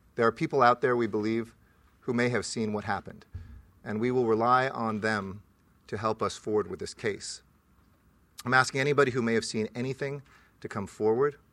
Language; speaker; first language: English; native; English